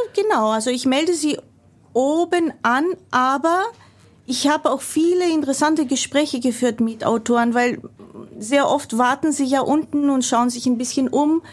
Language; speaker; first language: German; non-native, fluent; Greek